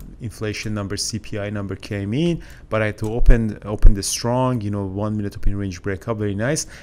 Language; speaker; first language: English; native; English